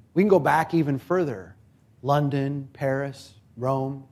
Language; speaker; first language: English; native; English